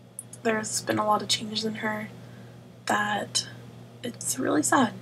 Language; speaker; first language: English; native; English